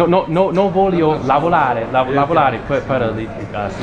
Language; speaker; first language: Italian; non-native, learner; English